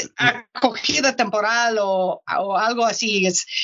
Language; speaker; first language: Spanish; non-native, fluent; English